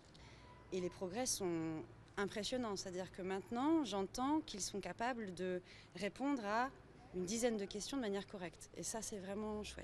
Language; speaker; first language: French; native; French